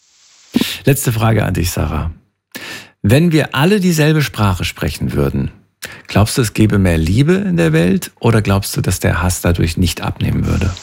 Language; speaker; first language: German; native; German